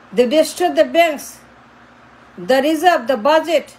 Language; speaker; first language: English; non-native, local second language; Bangla